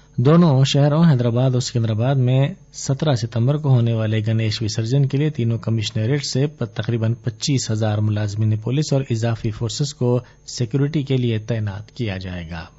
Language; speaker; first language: Urdu; native; Urdu